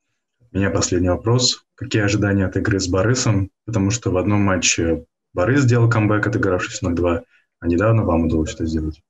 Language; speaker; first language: Russian; native; Russian